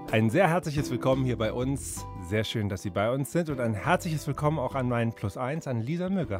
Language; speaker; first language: German; native; German